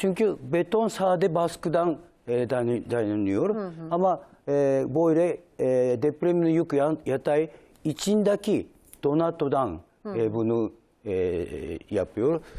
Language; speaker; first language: Turkish; non-native, learner; Japanese